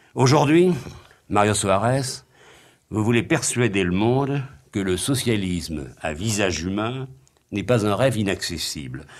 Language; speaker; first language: French; native; French